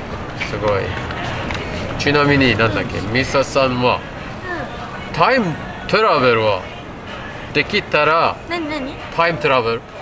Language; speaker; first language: Japanese; non-native, learner; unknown